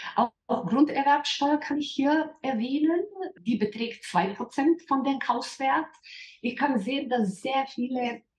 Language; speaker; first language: German; non-native, fluent; Slovenian